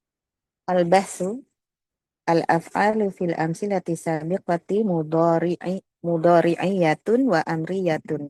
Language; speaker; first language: Arabic; non-native, learner; Indonesian